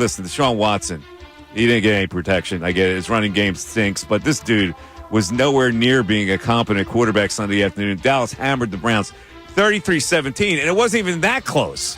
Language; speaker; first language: English; native; English